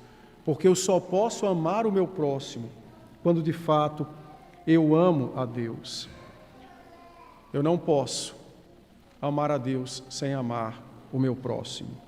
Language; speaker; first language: Portuguese; native; Portuguese